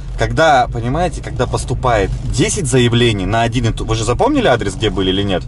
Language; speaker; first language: Russian; native; Russian